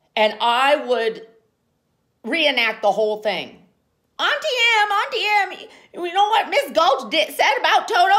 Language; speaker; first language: English; native; English